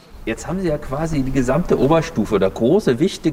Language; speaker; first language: German; native; German